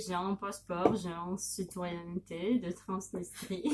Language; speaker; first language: French; non-native, learner; Russian